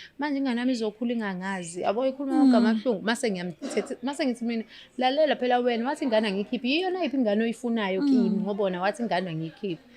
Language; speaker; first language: Zulu; native; Zulu